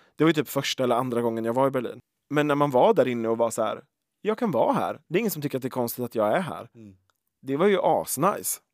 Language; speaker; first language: Swedish; native; Swedish